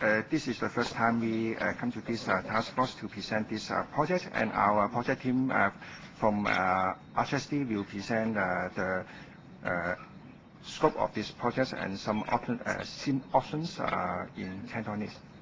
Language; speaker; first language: English; non-native, local second language; Cantonese